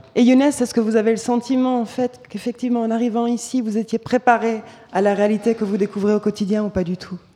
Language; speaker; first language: French; native; French